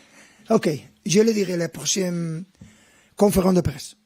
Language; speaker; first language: French; non-native, fluent; Spanish